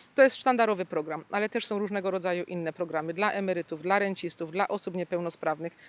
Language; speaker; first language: Polish; native; Polish